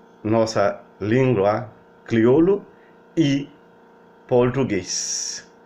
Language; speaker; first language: Portuguese; non-native, learner; Haitian Creole